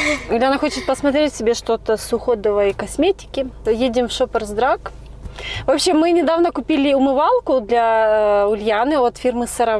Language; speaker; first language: Russian; native; Russian